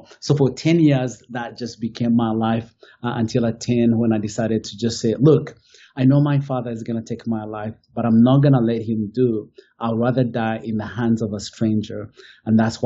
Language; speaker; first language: English; non-native, local second language; Kinyarwanda